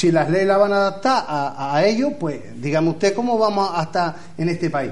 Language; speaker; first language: Spanish; native; Spanish